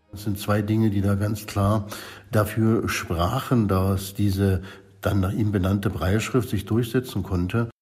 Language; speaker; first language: German; native; German